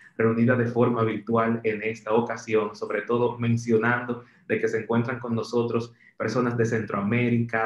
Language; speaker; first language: Spanish; native; Spanish